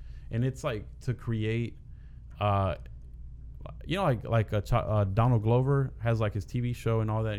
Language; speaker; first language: English; early bilingual, other home language; Spanish